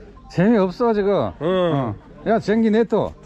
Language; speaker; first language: Korean; native; Korean